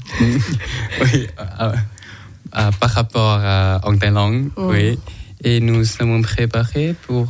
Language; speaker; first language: French; non-native, learner; Thai